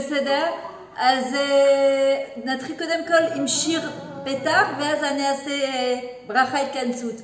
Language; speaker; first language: Hebrew; non-native, fluent; French